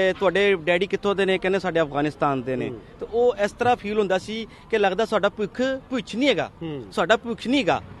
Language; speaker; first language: Punjabi; early bilingual, heritage; Punjabi